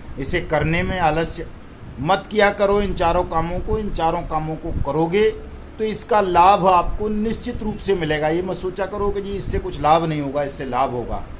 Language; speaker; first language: Hindi; native; Hindi